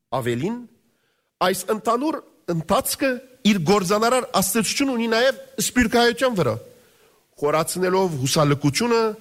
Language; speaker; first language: Armenian; early bilingual, heritage; Armenian